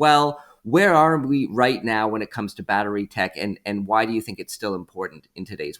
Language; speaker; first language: English; native; English